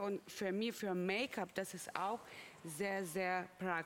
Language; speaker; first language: German; non-native, fluent; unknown